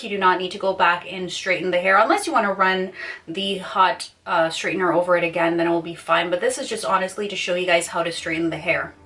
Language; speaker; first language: English; native; English